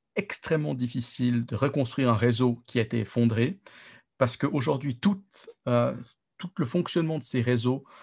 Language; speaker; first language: French; native; French